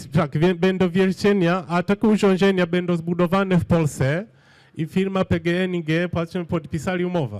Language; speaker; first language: Polish; non-native, fluent; Swahili